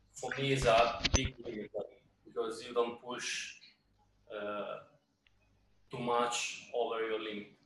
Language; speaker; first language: English; non-native, learner; Italian